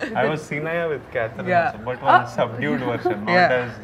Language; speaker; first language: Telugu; native; Telugu